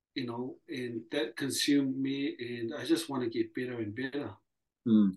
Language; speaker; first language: English; early bilingual, other home language; Samoan